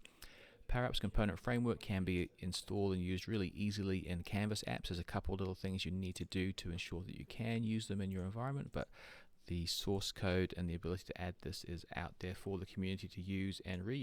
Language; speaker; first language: English; native; English